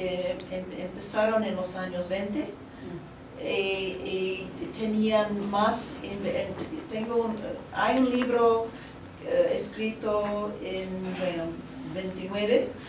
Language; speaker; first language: Spanish; non-native, fluent; English